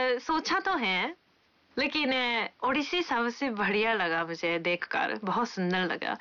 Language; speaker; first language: Hindi; non-native, fluent; Japanese